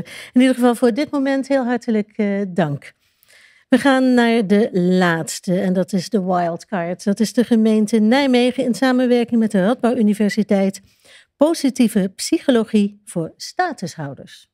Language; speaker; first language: Dutch; native; Dutch